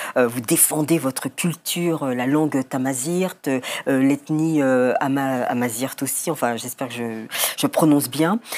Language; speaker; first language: French; native; French